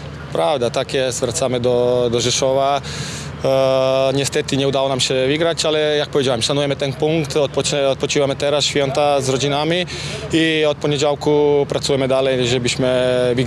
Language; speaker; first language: Polish; non-native, fluent; Croatian